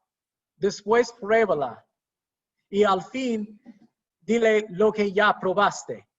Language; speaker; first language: Spanish; non-native, fluent; English